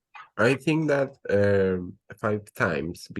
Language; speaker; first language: English; non-native, learner; Spanish